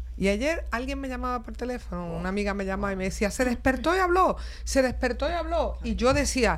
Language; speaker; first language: Spanish; native; Spanish